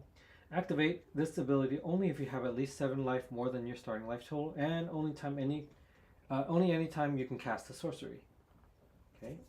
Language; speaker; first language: English; native; English